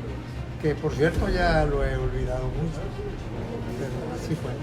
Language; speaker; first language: Spanish; non-native, local second language; Arabic